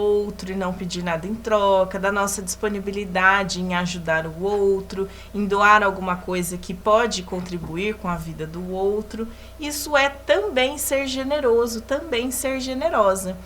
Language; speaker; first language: Portuguese; native; Portuguese